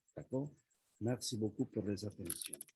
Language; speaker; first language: French; non-native, learner; Spanish